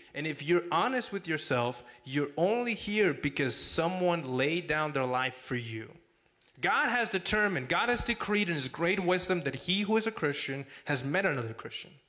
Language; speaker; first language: English; non-native, fluent; Spanish